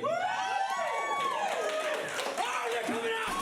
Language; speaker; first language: English; native; English